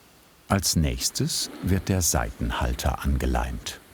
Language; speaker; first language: German; native; German